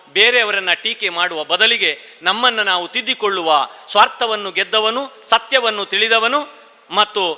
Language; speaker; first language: Kannada; non-native, local second language; Tulu